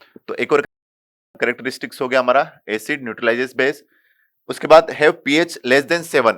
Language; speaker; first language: Hindi; native; Hindi